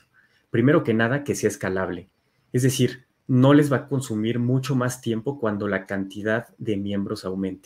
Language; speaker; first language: Spanish; native; Spanish